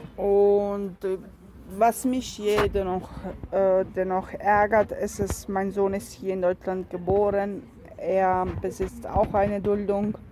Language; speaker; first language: German; non-native, fluent; Romany